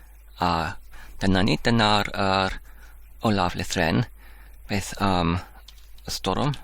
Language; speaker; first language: Welsh; non-native, learner; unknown